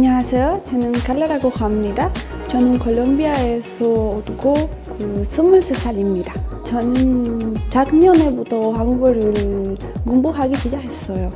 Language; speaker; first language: Korean; non-native, learner; Spanish